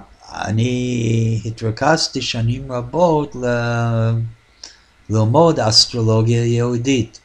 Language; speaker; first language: Hebrew; non-native, fluent; English